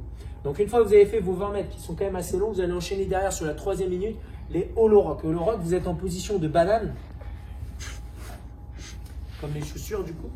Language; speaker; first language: French; native; French